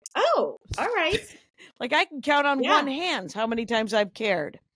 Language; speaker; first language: English; native; English